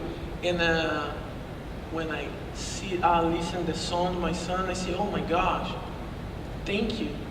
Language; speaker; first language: English; non-native, learner; Portuguese